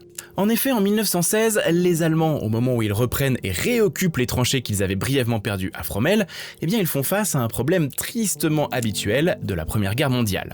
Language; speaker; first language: French; native; French